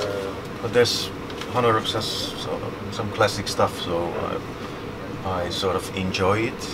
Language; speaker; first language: English; non-native, fluent; Finnish